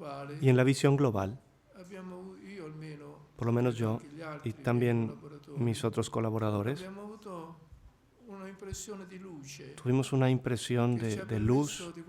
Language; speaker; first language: Spanish; non-native, fluent; Italian